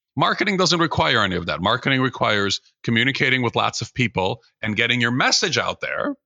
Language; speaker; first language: English; early bilingual, other home language; Russian